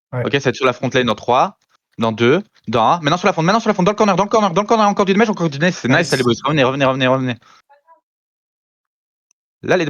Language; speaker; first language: French; native; French